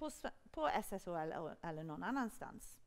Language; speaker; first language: Swedish; non-native, fluent; English